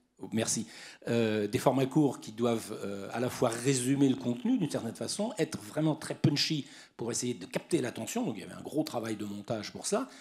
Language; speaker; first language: French; native; French